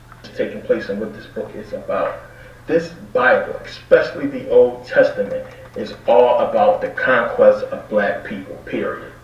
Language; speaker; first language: English; native; English